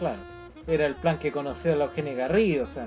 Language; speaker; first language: Spanish; native; Spanish